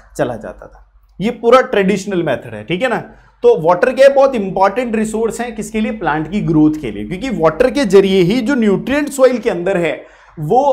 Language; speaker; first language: Hindi; native; Hindi